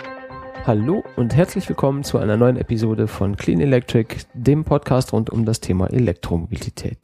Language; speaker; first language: German; native; German